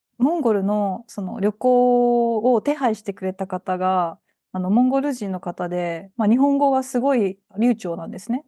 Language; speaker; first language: Japanese; native; Japanese